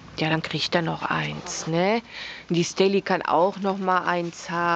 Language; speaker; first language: German; native; German